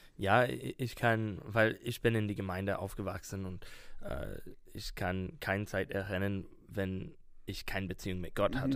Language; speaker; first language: German; non-native, learner; English